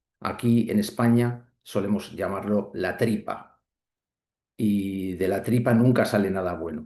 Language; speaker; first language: Spanish; native; Spanish